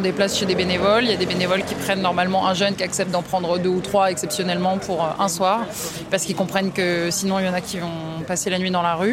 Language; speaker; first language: French; native; French